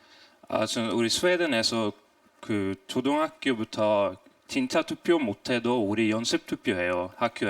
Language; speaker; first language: Korean; non-native, fluent; Swedish